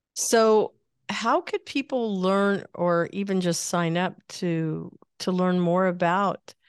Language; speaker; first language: English; native; English